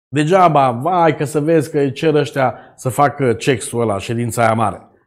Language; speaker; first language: Romanian; native; Romanian